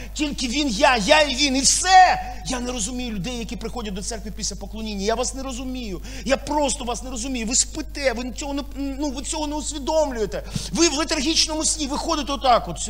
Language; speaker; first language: Ukrainian; non-native, local second language; Russian